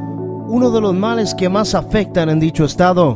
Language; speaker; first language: Spanish; native; Spanish